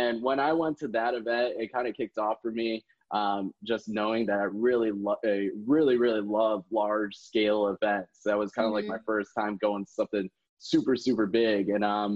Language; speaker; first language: English; native; English